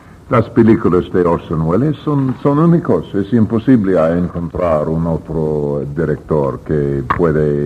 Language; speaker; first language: Spanish; non-native, learner; English